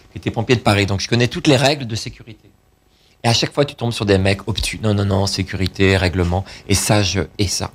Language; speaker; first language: French; native; French